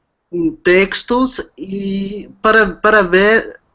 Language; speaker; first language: Portuguese; non-native, fluent; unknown